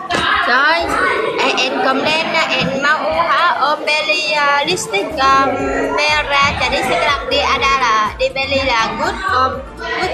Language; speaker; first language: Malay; non-native, learner; Vietnamese